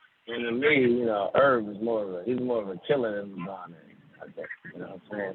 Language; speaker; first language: English; native; English